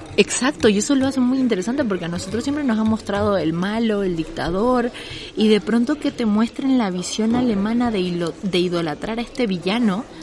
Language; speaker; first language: Spanish; native; Spanish